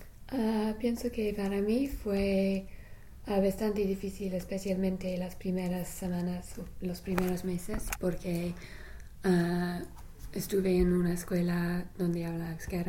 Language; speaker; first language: Spanish; non-native, learner; English